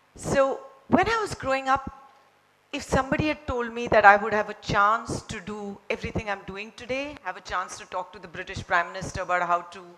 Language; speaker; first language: English; non-native, local second language; Marathi